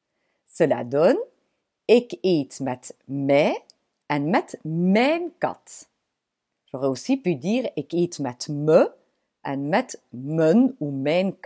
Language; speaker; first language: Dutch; non-native, local second language; French